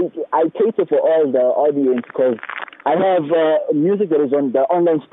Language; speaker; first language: English; non-native, local second language; Zulu